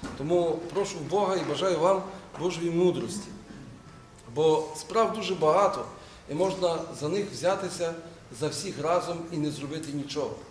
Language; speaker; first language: Ukrainian; native; Ukrainian